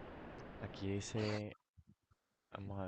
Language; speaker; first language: Spanish; native; Spanish